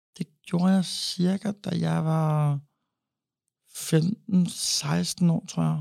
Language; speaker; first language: Danish; native; Danish